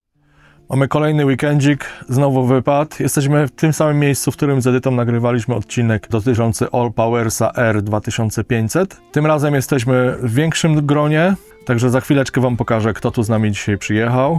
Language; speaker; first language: Polish; native; Polish